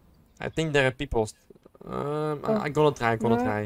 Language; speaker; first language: English; non-native, learner; Dutch